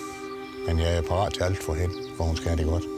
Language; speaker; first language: Danish; native; Danish